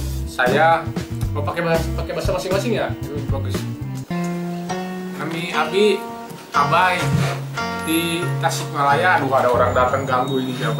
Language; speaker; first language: Indonesian; non-native, local second language; Sundanese